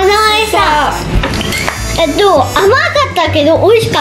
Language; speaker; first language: Japanese; native; Japanese